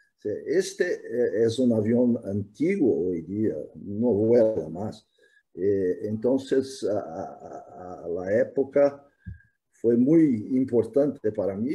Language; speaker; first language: Spanish; non-native, fluent; Portuguese